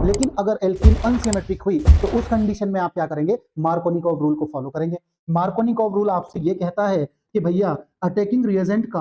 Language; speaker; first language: Hindi; native; Hindi